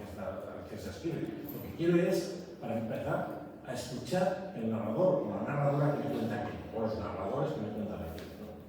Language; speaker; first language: Spanish; native; Spanish